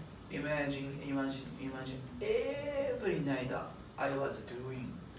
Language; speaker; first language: English; non-native, learner; Japanese